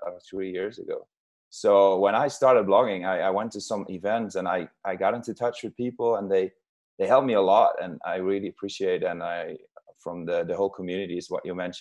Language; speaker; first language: English; non-native, fluent; Dutch